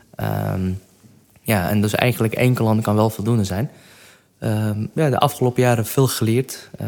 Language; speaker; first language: Dutch; non-native, fluent; Arabic